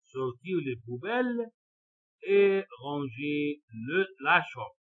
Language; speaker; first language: French; non-native, fluent; Arabic